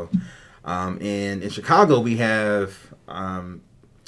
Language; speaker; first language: English; native; English